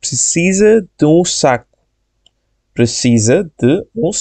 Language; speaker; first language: Portuguese; non-native, fluent; Bangla